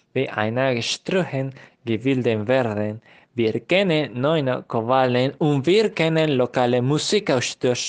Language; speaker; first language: German; non-native, learner; Spanish